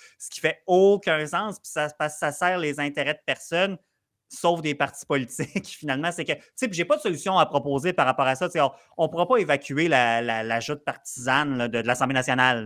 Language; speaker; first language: French; native; French